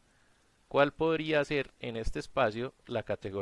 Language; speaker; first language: Spanish; native; Spanish